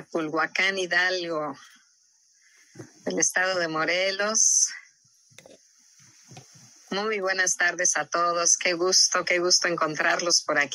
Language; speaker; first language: Spanish; native; Spanish